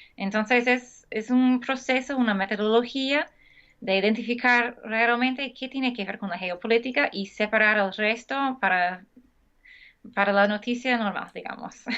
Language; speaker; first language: Spanish; non-native, fluent; English